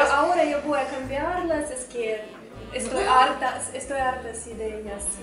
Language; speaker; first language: Spanish; non-native, fluent; Russian